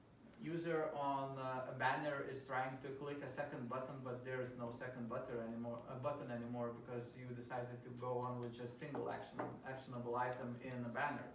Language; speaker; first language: English; non-native, fluent; Lithuanian